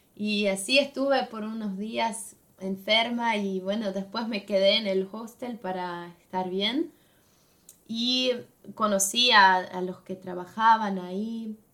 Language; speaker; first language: Spanish; non-native, fluent; German